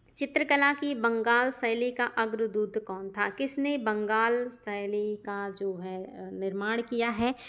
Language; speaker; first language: Hindi; native; Hindi